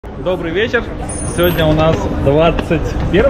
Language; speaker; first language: Russian; native; Russian